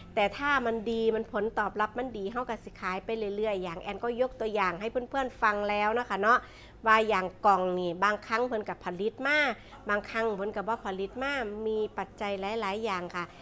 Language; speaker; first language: Thai; non-native, local second language; Northeastern Thai